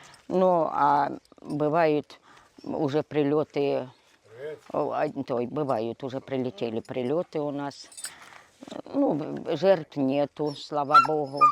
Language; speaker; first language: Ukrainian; non-native, local second language; Russian